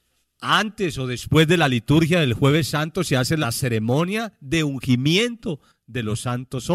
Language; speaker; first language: Spanish; native; Spanish